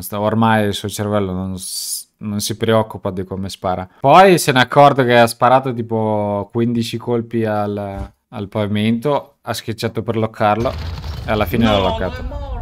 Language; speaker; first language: Italian; native; Italian